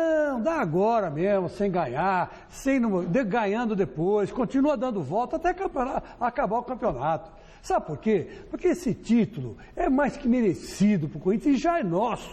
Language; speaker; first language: Portuguese; native; Portuguese